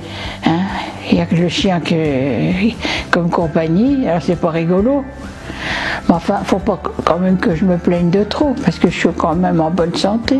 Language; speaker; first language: French; native; French